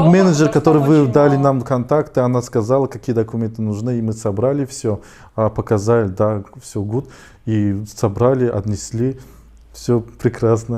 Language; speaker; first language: Russian; non-native, fluent; Tajik